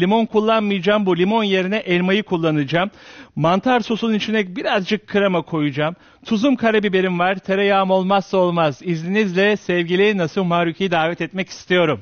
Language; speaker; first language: Turkish; native; Turkish